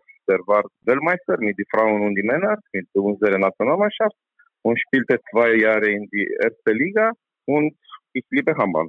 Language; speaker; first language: German; non-native, learner; Romanian